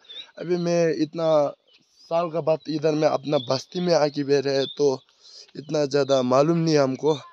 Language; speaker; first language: Hindi; non-native, local second language; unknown